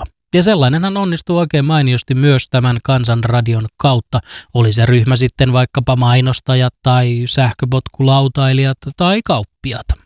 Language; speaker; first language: Finnish; native; Finnish